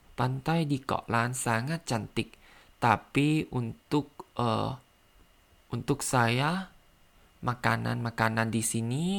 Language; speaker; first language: Indonesian; non-native, learner; Thai